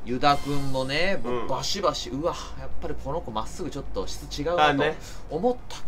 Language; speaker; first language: Japanese; native; Japanese